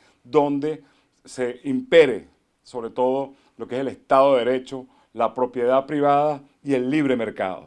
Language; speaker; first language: Spanish; native; Spanish